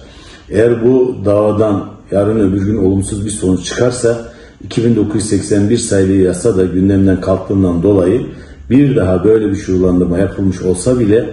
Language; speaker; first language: Turkish; native; Turkish